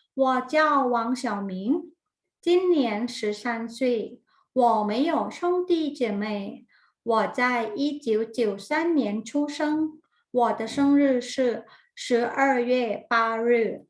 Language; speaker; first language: Chinese; non-native, fluent; Thai